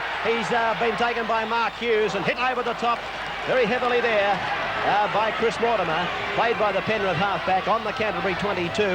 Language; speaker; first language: English; native; English